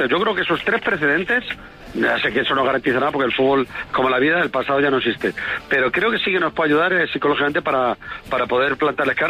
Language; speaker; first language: Spanish; native; Spanish